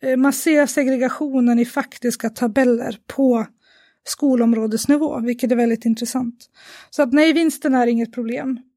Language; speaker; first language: Swedish; native; Swedish